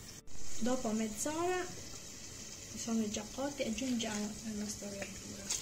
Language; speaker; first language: Italian; non-native, learner; Filipino